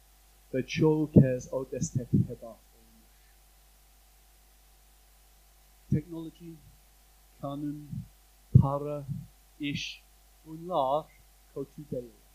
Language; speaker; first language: Turkish; non-native, fluent; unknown